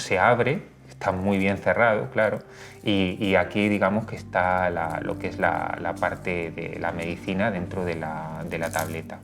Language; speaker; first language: Spanish; native; Spanish